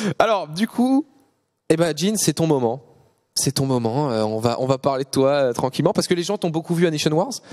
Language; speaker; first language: French; native; French